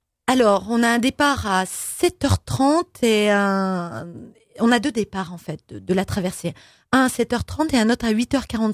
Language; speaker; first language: French; native; French